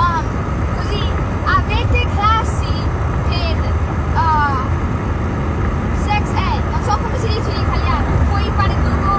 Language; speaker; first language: Italian; non-native, learner; English